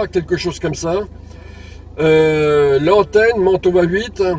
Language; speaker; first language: French; native; French